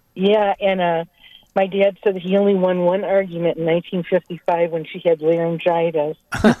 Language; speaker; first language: English; native; English